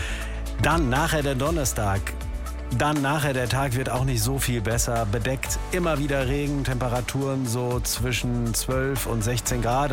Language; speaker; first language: German; native; German